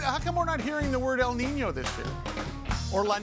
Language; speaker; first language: English; native; English